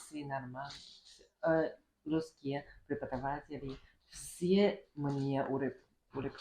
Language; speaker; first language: Russian; non-native, learner; Chinese